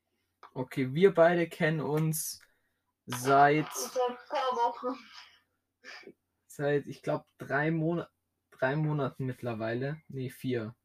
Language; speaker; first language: German; native; German